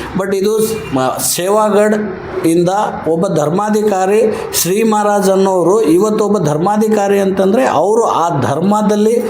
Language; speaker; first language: Kannada; non-native, local second language; Lambadi